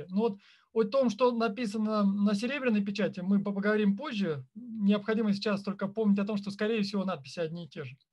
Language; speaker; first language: Russian; native; Russian